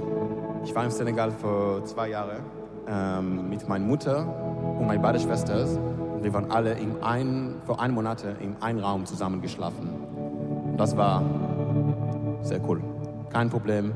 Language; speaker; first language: German; non-native, learner; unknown